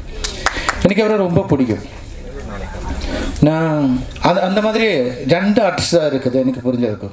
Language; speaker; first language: Tamil; non-native, local second language; Malayalam